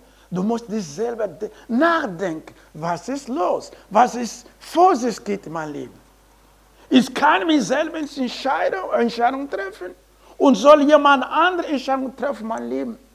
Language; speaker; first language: German; non-native, learner; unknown